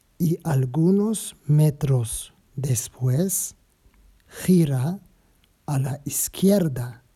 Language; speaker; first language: Spanish; non-native, learner; Turkish